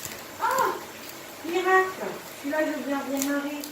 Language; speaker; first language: French; native; French